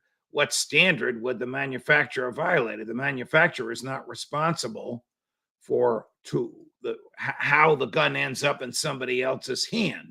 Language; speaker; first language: English; native; English